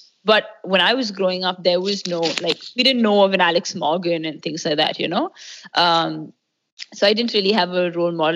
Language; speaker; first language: English; non-native, local second language; Hindi